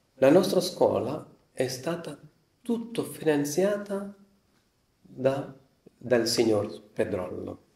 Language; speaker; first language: Italian; non-native, fluent; Malayalam